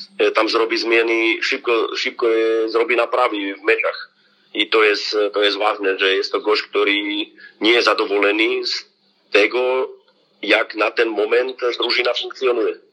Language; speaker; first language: Polish; non-native, learner; Slovak